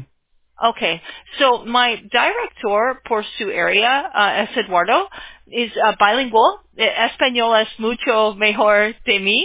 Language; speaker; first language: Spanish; non-native, learner; English